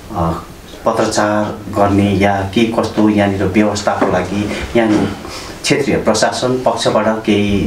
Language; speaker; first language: Nepali; native; Nepali